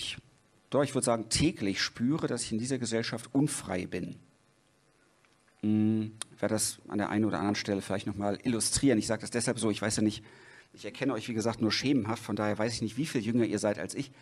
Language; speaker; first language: German; native; German